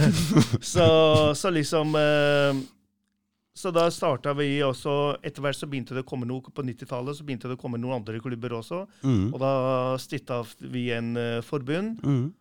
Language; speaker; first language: Norwegian; early bilingual, other home language; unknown